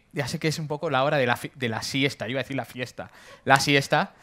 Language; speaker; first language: Spanish; native; Spanish